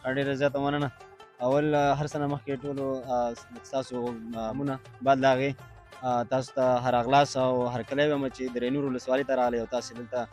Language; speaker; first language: Pashto; non-native, local second language; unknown